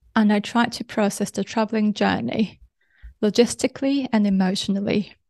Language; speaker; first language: English; non-native, fluent; Japanese